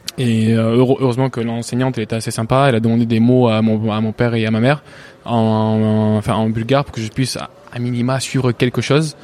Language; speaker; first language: French; early bilingual, other home language; Bulgarian